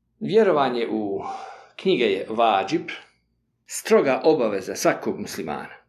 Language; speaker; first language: Bosnian; native; Bosnian